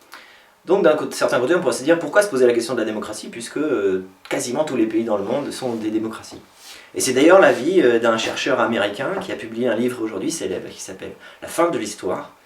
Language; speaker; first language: French; native; French